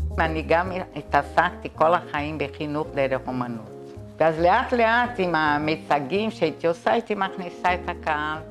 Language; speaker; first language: Hebrew; non-native, fluent; Portuguese